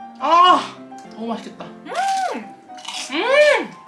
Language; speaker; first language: Korean; native; Korean